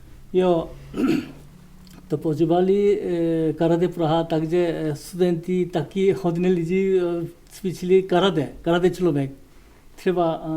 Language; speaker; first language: Czech; non-native, learner; Korean